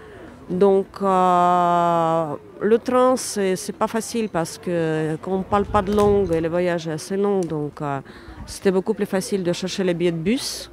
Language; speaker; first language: French; non-native, fluent; Ukrainian